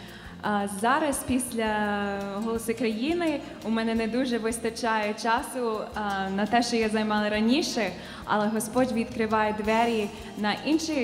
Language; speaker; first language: Ukrainian; non-native, fluent; English